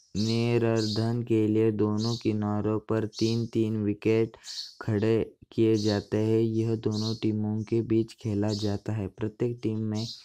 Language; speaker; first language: Hindi; non-native, local second language; Marathi